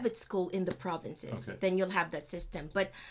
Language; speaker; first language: English; non-native, local second language; Filipino